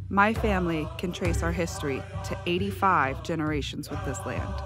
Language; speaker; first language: English; native; English